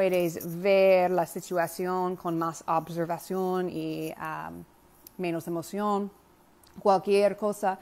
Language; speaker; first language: Spanish; non-native, fluent; English